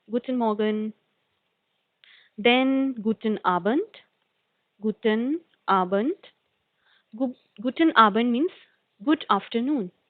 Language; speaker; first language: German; non-native, learner; Hindi